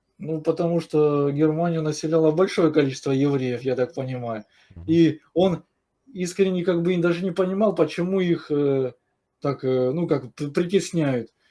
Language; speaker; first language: Russian; native; Russian